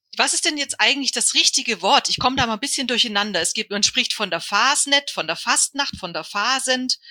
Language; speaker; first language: German; native; German